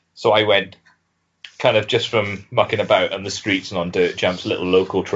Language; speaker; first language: English; native; English